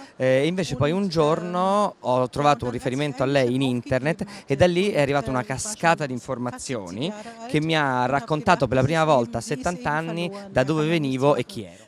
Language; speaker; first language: Italian; non-native, fluent; German